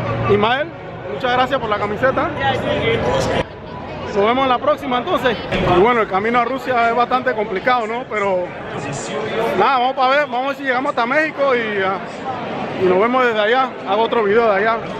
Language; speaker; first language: Spanish; native; Spanish